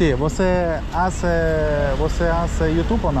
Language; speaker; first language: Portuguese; non-native, learner; Russian